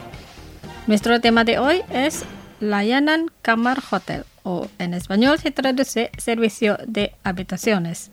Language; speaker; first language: Spanish; non-native, fluent; Indonesian